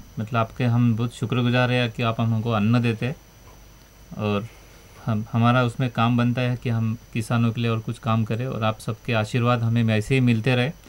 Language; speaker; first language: Hindi; non-native, local second language; Marathi